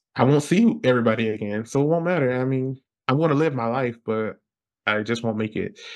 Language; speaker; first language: English; native; English